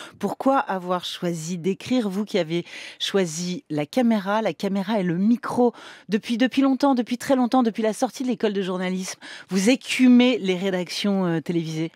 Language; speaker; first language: French; native; French